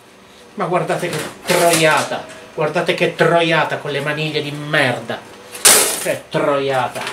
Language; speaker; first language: Italian; native; Italian